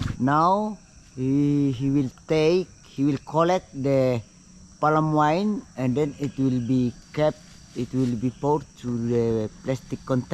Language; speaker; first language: English; non-native, fluent; Indonesian